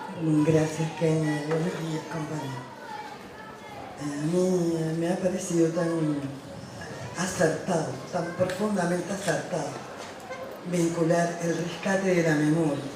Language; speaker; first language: Spanish; native; Spanish